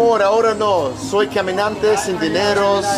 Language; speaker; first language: Spanish; non-native, learner; English